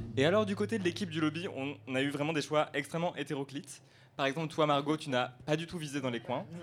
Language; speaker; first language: French; native; French